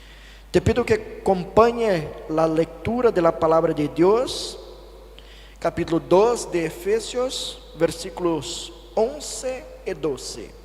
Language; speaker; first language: Spanish; non-native, fluent; Portuguese